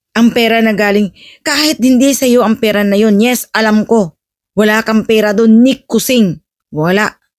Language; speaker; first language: Filipino; native; Filipino